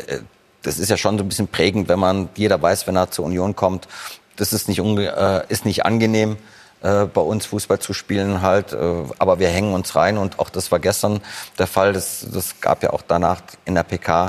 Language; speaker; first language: German; native; German